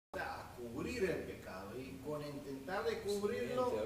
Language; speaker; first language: Spanish; non-native, fluent; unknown